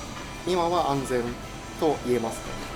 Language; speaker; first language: Japanese; native; Japanese